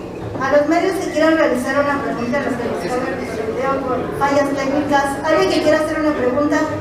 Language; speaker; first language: Spanish; native; Spanish